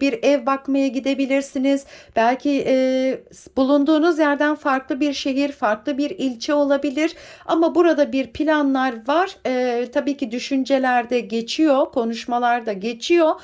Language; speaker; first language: Turkish; native; Turkish